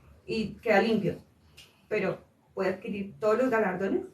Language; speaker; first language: Spanish; native; Spanish